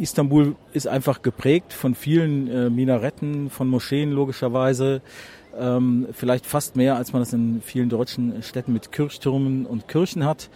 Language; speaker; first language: German; native; German